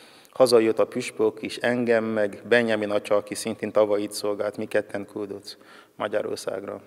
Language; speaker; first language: Hungarian; non-native, fluent; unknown